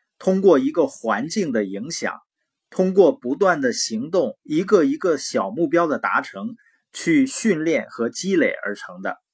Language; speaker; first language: Chinese; native; Chinese